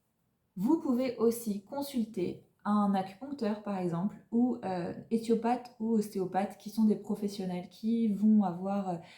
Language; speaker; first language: French; native; French